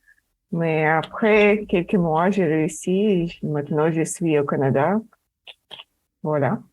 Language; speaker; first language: French; non-native, fluent; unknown